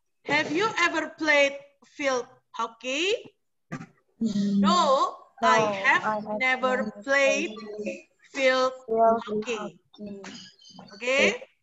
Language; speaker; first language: English; non-native, fluent; Indonesian